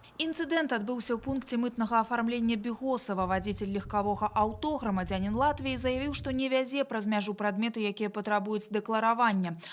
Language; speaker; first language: Belarusian; native; Belarusian